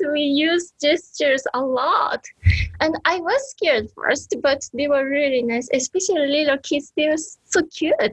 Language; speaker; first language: English; non-native, learner; Japanese